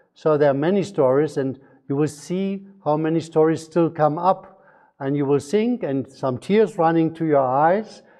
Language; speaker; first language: English; non-native, fluent; German